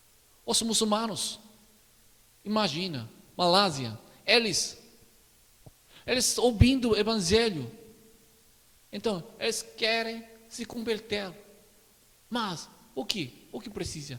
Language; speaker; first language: Portuguese; non-native, learner; Korean